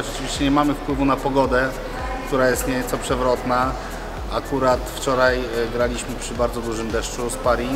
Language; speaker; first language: Polish; native; Polish